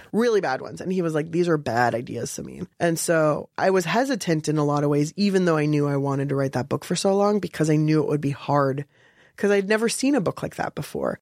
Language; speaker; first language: English; native; English